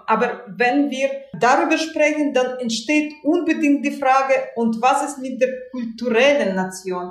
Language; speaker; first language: German; non-native, fluent; Russian